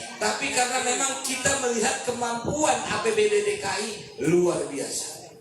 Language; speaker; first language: Indonesian; native; Indonesian